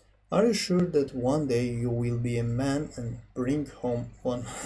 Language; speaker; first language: English; non-native, fluent; Azerbaijani